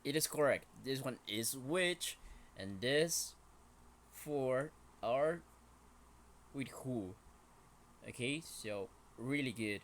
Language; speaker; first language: English; non-native, fluent; Spanish